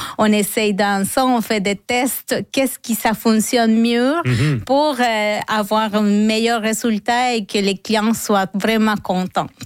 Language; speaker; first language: French; non-native, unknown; Spanish